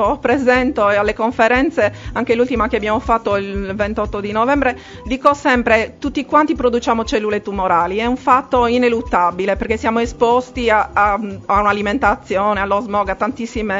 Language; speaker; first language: Italian; native; Italian